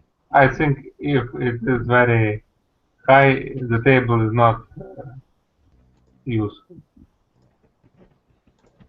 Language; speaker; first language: English; non-native, learner; Russian